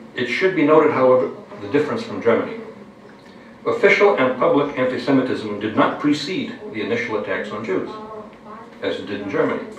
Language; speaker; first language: English; non-native, fluent; Lithuanian